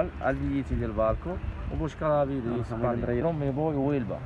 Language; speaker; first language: Spanish; non-native, learner; Arabic